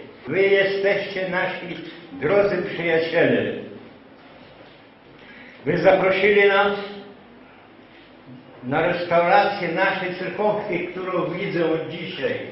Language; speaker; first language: Polish; non-native, local second language; Rusyn